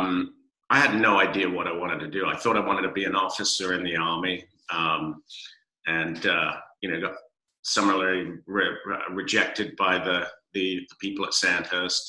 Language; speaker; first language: English; native; English